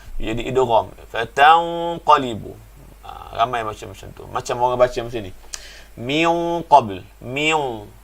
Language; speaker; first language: Malay; native; Malay